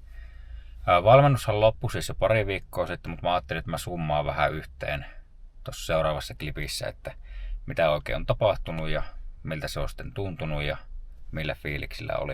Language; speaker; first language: Finnish; native; Finnish